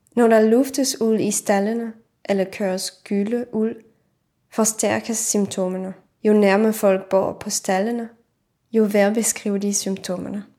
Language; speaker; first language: Danish; non-native, fluent; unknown